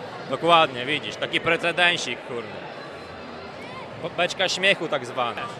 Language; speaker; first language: Polish; native; Polish